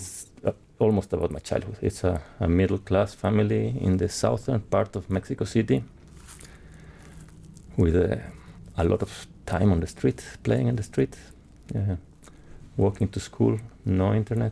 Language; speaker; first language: English; non-native, fluent; Spanish